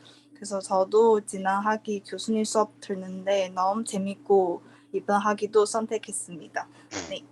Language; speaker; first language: Korean; non-native, fluent; Chinese